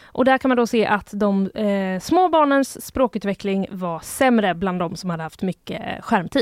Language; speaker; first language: Swedish; native; Swedish